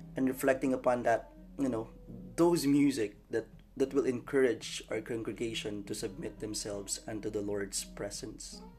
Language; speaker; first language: English; non-native, local second language; Filipino